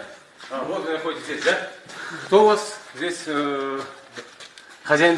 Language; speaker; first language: Russian; native; Russian